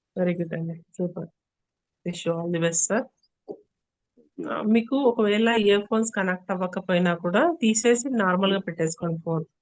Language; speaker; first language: Telugu; native; Telugu